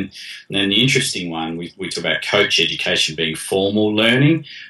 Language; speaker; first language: English; native; English